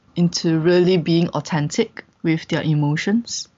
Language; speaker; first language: English; non-native, local second language; Chinese